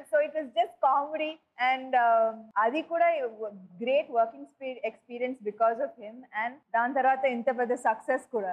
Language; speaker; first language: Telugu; non-native, local second language; Tamil